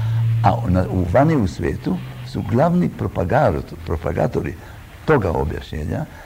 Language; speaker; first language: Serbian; early bilingual, heritage; Croatian